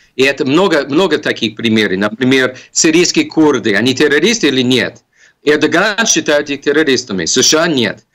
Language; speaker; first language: Russian; non-native, fluent; English